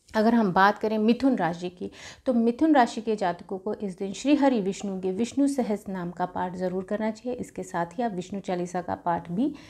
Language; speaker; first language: Hindi; native; Hindi